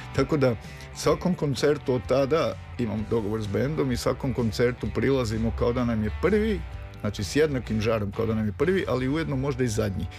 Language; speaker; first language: Serbian; native; Serbian